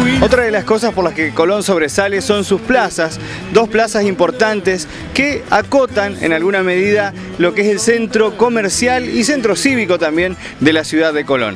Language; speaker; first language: Spanish; native; Spanish